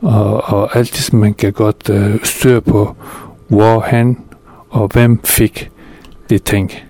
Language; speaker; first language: Danish; non-native, fluent; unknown